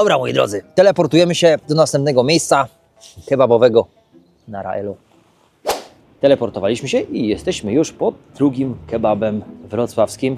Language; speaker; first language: Polish; native; Polish